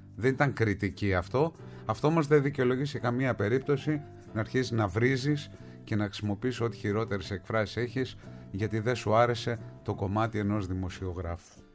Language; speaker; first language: Greek; native; Greek